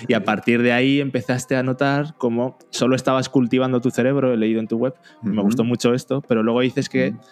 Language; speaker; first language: Spanish; native; Spanish